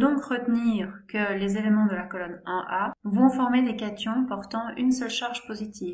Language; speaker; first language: French; native; French